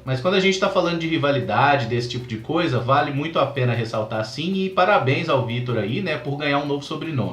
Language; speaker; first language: Portuguese; native; Portuguese